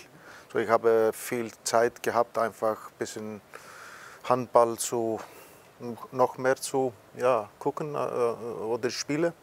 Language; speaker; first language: German; non-native, fluent; Icelandic